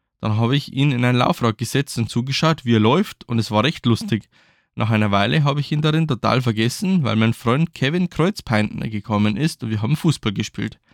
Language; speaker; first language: German; native; German